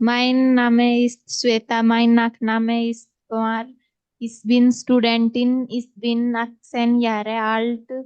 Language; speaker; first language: German; non-native, learner; Hindi